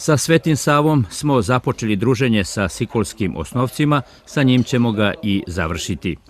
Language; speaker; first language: Serbian; native; Serbian